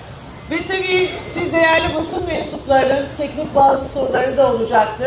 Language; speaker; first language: Turkish; native; Turkish